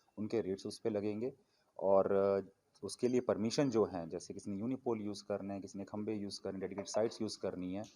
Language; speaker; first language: Hindi; non-native, local second language; Punjabi